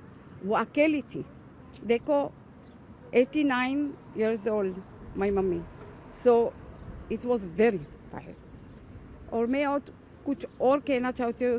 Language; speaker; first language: Hindi; early bilingual, heritage; Hindi